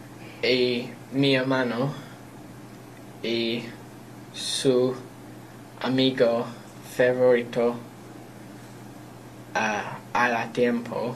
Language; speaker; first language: Spanish; non-native, learner; English